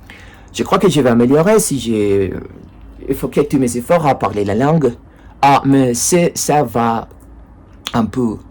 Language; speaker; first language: French; non-native, learner; Spanish